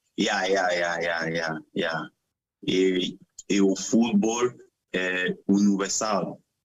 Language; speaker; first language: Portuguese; non-native, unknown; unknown